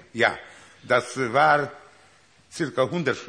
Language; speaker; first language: German; non-native, learner; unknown